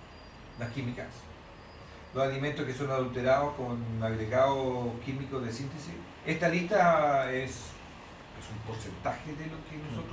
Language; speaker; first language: Spanish; native; Spanish